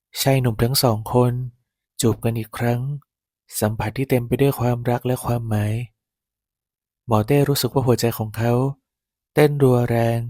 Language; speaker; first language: Thai; native; Thai